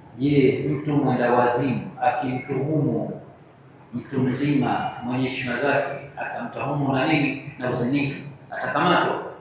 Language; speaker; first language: Swahili; native; Swahili